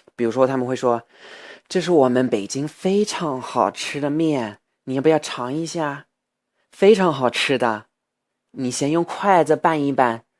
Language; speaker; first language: Chinese; non-native, fluent; English